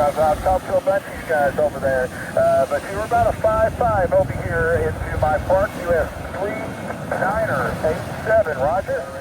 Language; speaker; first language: English; native; English